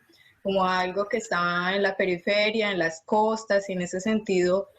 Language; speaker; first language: Spanish; native; Spanish